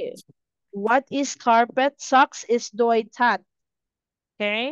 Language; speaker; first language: English; non-native, fluent; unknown